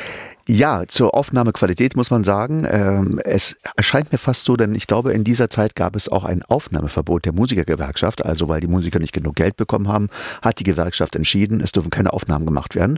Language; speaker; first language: German; native; German